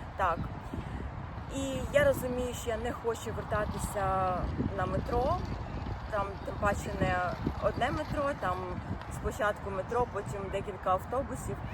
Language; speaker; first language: Ukrainian; non-native, local second language; Russian